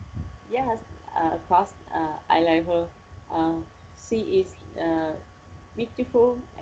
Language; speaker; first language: English; non-native, learner; Vietnamese